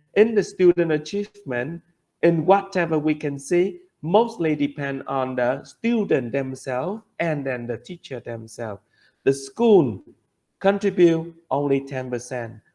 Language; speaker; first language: English; non-native, fluent; Vietnamese